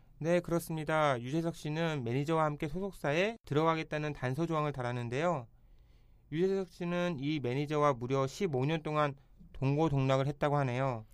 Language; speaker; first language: Korean; native; Korean